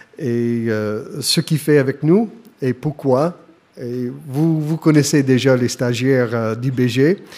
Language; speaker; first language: French; non-native, fluent; English